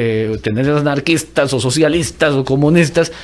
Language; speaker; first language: Spanish; native; Spanish